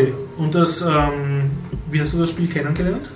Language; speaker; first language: German; native; German